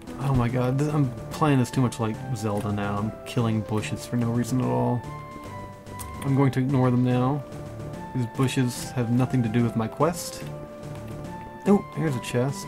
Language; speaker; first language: English; native; English